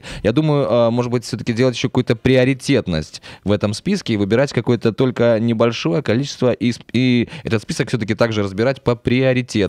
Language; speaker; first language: Russian; native; Russian